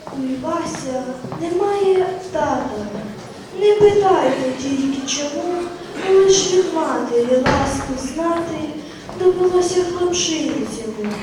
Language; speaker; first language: Ukrainian; native; Ukrainian